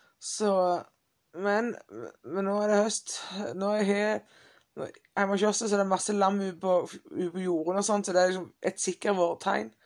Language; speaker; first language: Norwegian; non-native, fluent; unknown